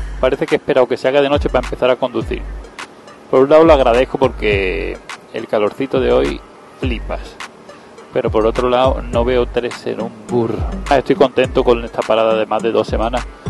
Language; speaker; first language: Spanish; native; Spanish